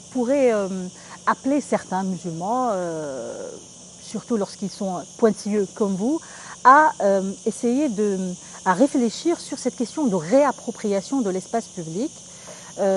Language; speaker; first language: French; non-native, local second language; Arabic